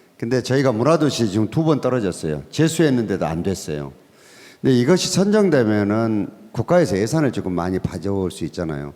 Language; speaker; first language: Korean; native; Korean